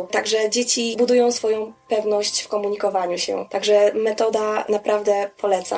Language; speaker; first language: Polish; native; Polish